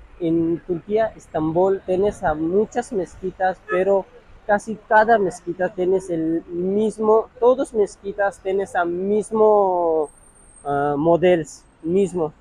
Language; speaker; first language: Spanish; non-native, learner; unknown